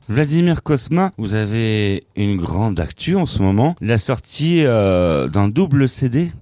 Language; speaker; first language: French; native; French